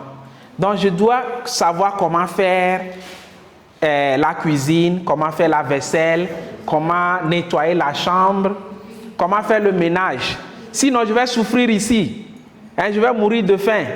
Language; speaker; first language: French; non-native, local second language; Kinyarwanda